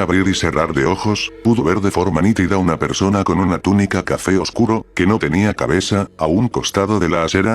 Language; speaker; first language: Spanish; native; Spanish